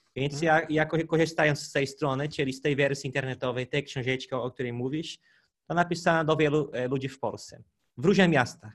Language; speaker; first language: Polish; non-native, fluent; Portuguese